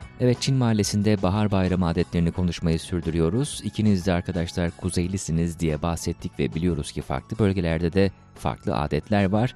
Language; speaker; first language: Turkish; native; Turkish